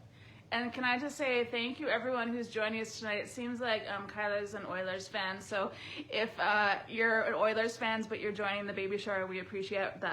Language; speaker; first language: English; native; English